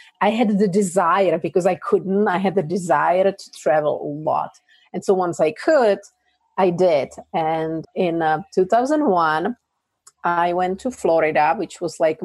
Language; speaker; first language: English; non-native, fluent; Czech